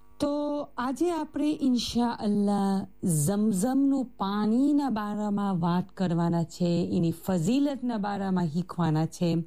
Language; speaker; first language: Gujarati; early bilingual, heritage; Gujarati